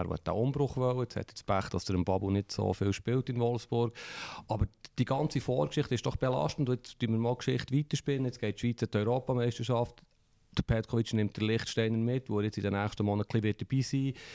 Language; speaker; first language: German; native; German